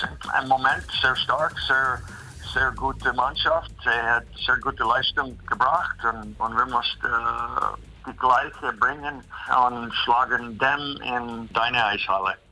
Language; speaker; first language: German; non-native, learner; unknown